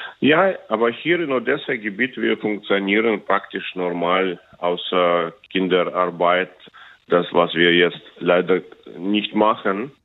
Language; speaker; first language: German; non-native, learner; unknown